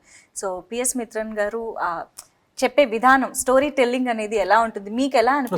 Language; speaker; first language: Telugu; native; Telugu